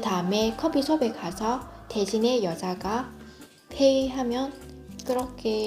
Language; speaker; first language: Korean; non-native, fluent; Vietnamese